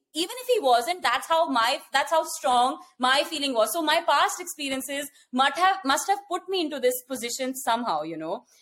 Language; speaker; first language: English; non-native, local second language; Hindi